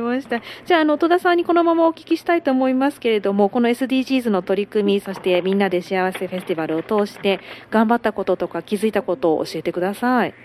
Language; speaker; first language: Japanese; native; Japanese